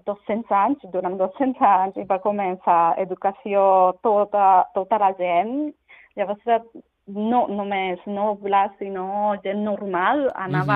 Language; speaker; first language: Catalan; non-native, learner; Japanese